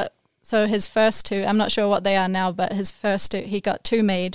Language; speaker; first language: English; native; English